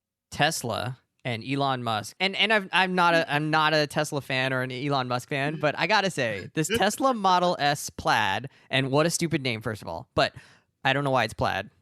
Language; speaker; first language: English; native; English